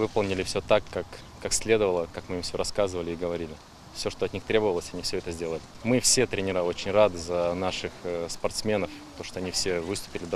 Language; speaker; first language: Russian; native; Russian